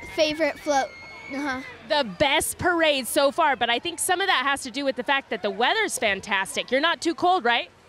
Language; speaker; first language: English; native; English